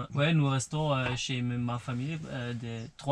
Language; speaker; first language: French; non-native, learner; German